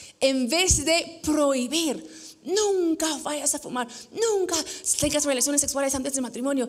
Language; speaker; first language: Spanish; non-native, fluent; English